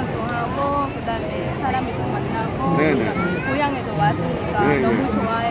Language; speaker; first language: Korean; non-native, learner; Vietnamese